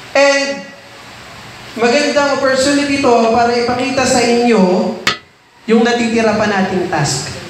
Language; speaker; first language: Filipino; non-native, local second language; Iloko